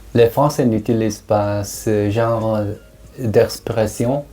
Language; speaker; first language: French; non-native, learner; Korean